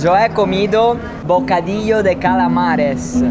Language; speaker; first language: Spanish; non-native, learner; Italian